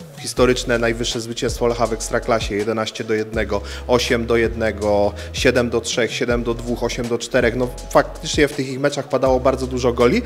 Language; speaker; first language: Polish; native; Polish